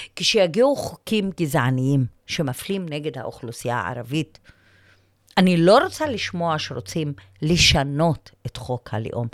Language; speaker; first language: Hebrew; non-native, local second language; Arabic